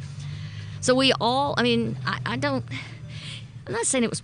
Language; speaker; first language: English; native; English